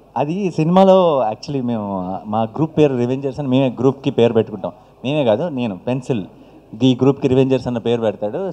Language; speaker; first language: Telugu; native; Telugu